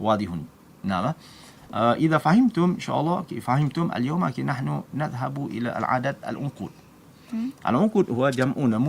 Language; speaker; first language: Arabic; non-native, fluent; Malay